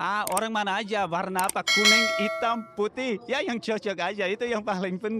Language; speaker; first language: Indonesian; non-native, fluent; Dutch